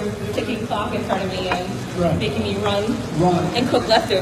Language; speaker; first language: English; native; English